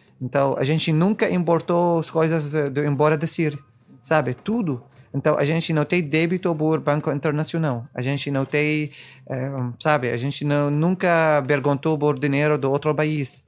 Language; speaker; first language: Portuguese; non-native, fluent; Arabic